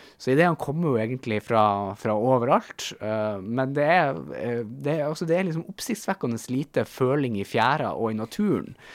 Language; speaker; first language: Norwegian; native; Norwegian